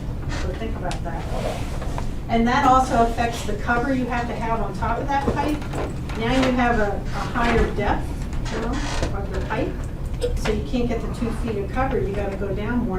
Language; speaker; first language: English; native; English